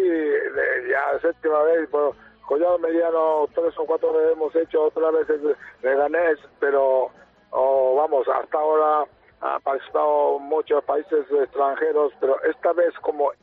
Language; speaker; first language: Spanish; non-native, fluent; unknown